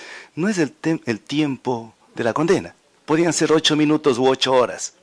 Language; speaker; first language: Spanish; native; Spanish